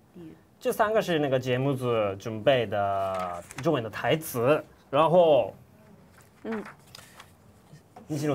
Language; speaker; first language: Chinese; non-native, fluent; Japanese